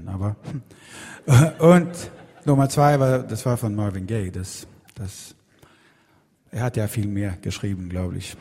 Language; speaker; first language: German; non-native, fluent; Swedish